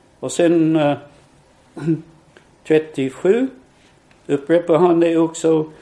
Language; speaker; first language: Swedish; non-native, fluent; English